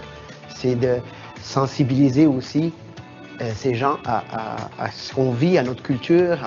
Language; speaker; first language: French; non-native, local second language; Arabic